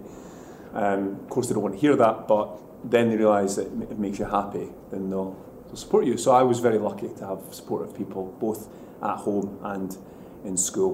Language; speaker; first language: English; native; English